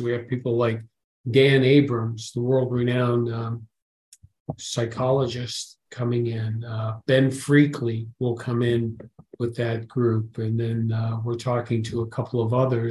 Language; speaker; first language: English; native; English